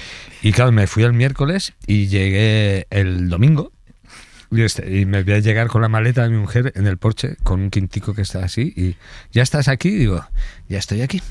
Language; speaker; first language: Spanish; native; Spanish